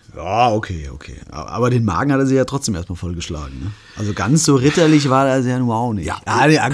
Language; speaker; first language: German; native; German